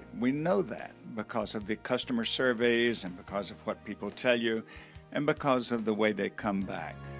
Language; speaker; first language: English; native; English